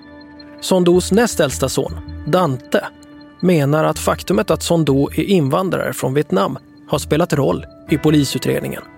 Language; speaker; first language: Swedish; native; Swedish